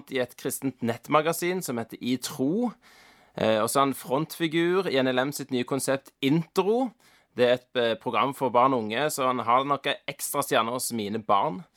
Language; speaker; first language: Norwegian; native; Norwegian